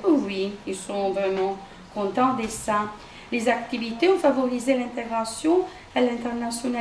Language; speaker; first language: French; non-native, fluent; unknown